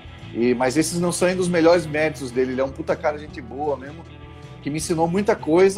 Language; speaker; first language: Portuguese; native; Portuguese